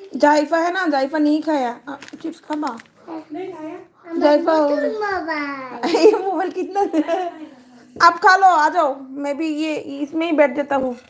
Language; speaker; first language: Hindi; non-native, learner; Bangla